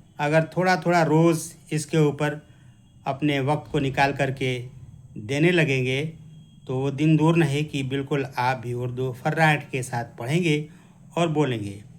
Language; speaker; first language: Hindi; native; Hindi